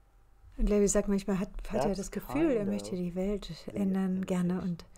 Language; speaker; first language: German; native; German